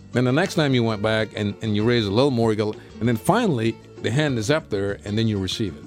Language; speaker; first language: English; native; English